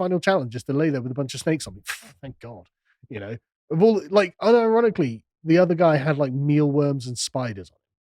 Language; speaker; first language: English; native; English